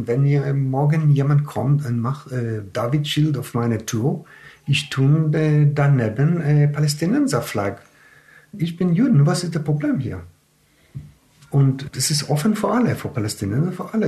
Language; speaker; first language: German; non-native, learner; Hebrew